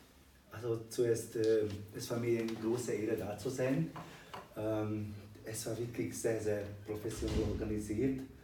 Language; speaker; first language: German; non-native, fluent; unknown